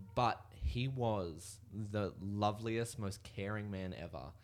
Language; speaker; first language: English; native; English